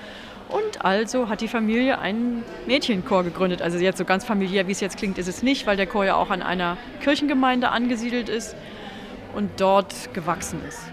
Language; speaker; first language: German; native; German